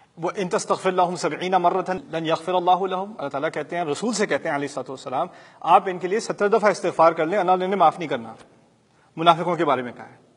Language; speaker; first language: Urdu; early bilingual, heritage; Urdu